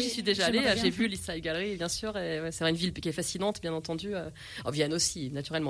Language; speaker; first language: French; native; French